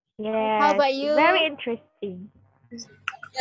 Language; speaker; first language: English; non-native, learner; Malay